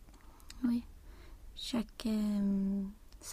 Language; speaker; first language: French; non-native, learner; Spanish